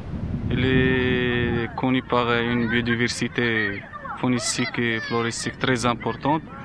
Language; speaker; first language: French; non-native, local second language; Arabic